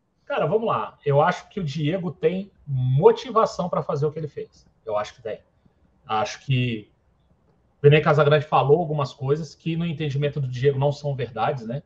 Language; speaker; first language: Portuguese; native; Portuguese